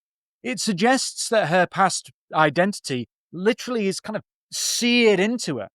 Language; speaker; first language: English; native; English